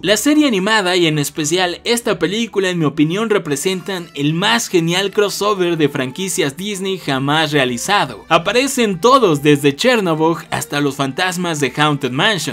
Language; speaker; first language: Spanish; native; Spanish